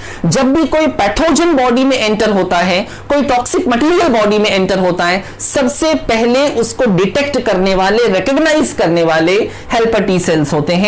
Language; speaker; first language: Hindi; native; Hindi